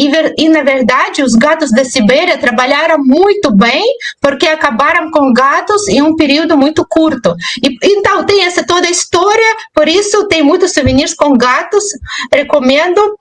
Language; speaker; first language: Portuguese; non-native, fluent; Russian